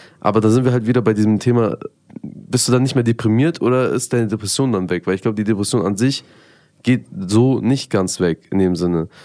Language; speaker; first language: German; early bilingual, other home language; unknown